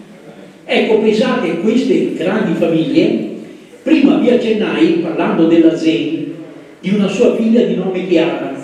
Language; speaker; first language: Italian; native; Italian